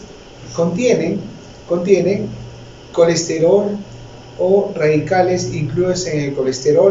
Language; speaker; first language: Spanish; native; Spanish